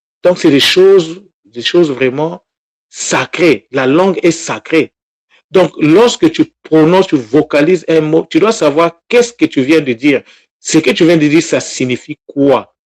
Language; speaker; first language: French; non-native, local second language; Kongo